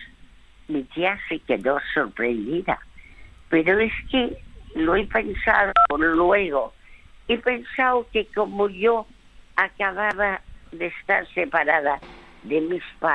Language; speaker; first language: Spanish; early bilingual, other home language; French